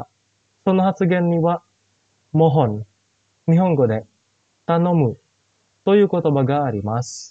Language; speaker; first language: Japanese; non-native, fluent; Indonesian